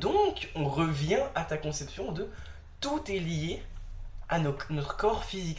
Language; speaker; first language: French; native; French